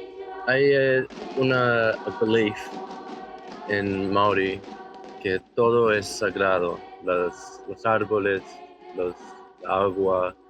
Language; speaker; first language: Spanish; non-native, fluent; English